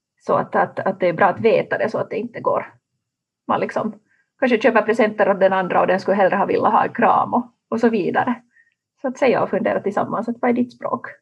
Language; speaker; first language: Swedish; native; Swedish